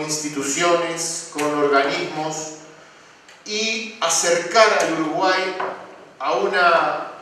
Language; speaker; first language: Spanish; native; Spanish